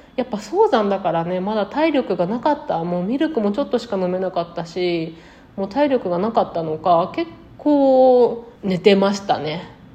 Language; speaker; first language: Japanese; native; Japanese